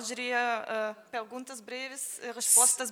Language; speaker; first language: Portuguese; non-native, fluent; German